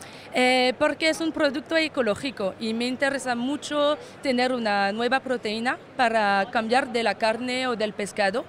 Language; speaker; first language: Spanish; non-native, fluent; French